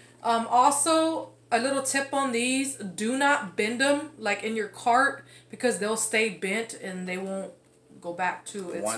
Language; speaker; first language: English; native; English